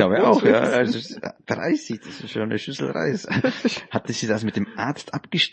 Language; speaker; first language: German; native; German